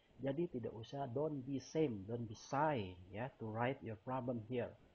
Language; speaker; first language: English; non-native, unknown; Indonesian